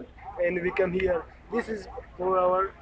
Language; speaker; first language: English; non-native, learner; Pashto